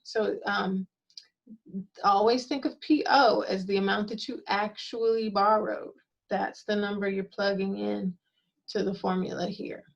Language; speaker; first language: English; native; English